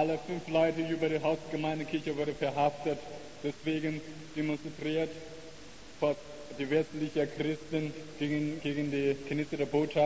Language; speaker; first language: German; non-native, learner; Chinese